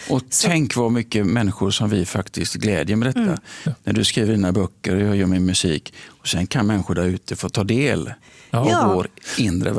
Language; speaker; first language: Swedish; native; Swedish